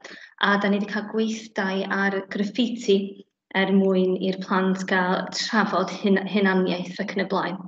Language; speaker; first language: Welsh; native; Welsh